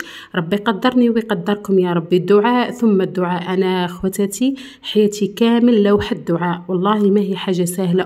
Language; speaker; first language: Arabic; native; Arabic